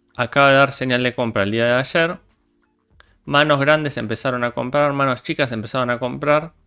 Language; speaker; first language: Spanish; native; Spanish